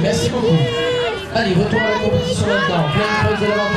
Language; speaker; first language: French; native; French